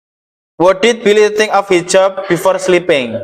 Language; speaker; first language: English; non-native, learner; Indonesian